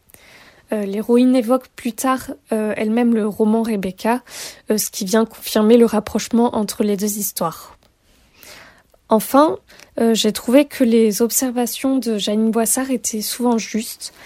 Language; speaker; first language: French; native; French